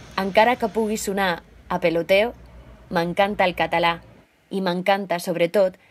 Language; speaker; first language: Catalan; non-native, local second language; Spanish